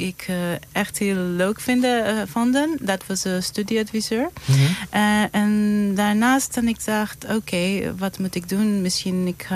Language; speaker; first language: Dutch; non-native, fluent; Greek